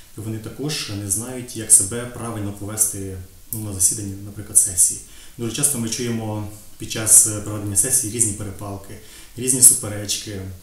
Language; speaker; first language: Ukrainian; native; Ukrainian